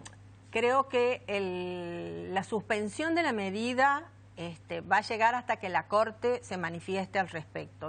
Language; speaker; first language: Spanish; native; Spanish